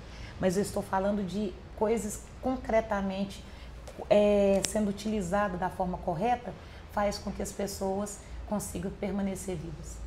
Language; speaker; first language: Portuguese; native; Portuguese